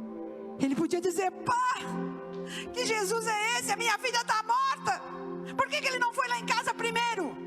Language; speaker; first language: Portuguese; native; Portuguese